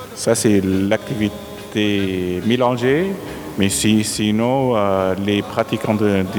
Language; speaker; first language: French; non-native, fluent; Arabic